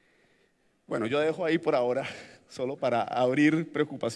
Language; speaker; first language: Spanish; native; Spanish